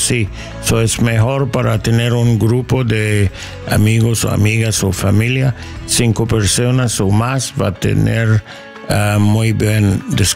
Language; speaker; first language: Spanish; non-native, learner; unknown